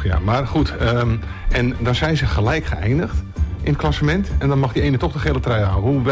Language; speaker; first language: Dutch; native; Dutch